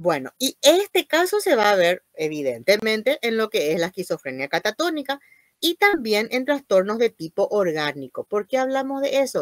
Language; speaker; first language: Spanish; native; Spanish